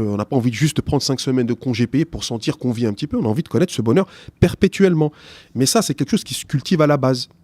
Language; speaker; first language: French; early bilingual, other home language; Arabic